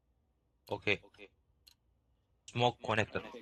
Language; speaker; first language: English; non-native, learner; Romanian